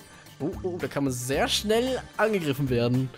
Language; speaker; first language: German; native; German